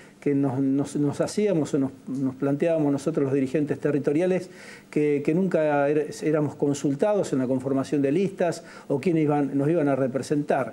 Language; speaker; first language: Spanish; native; Spanish